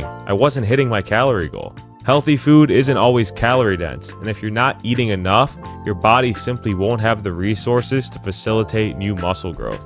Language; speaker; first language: English; native; English